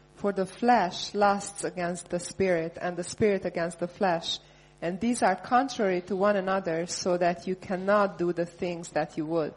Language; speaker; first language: English; non-native, fluent; Hungarian